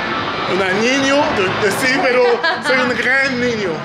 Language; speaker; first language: Spanish; non-native, learner; English